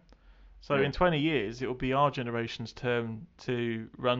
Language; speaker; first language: English; native; English